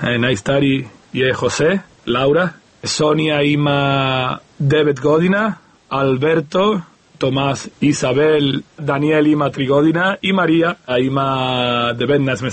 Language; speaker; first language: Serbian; non-native, learner; Spanish